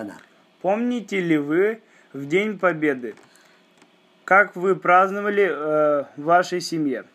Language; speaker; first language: Russian; native; Russian